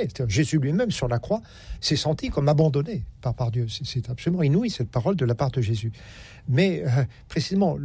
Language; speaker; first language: French; native; French